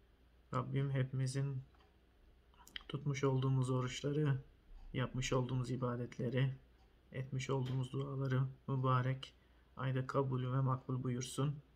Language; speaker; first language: Turkish; native; Turkish